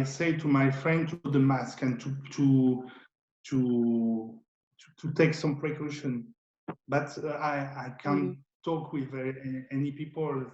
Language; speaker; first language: English; non-native, learner; French